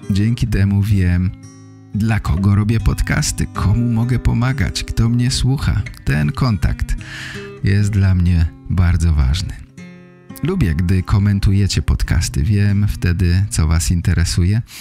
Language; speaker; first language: Polish; native; Polish